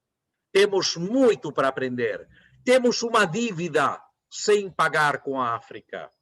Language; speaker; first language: Portuguese; non-native, fluent; Spanish